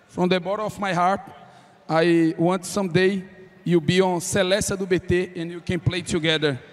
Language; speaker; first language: English; non-native, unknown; Portuguese